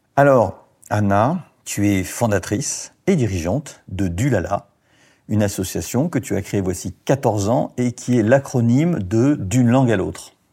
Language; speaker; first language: French; native; French